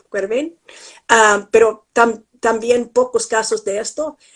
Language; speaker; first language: Spanish; non-native, fluent; English